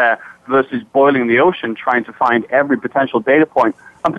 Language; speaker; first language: English; native; English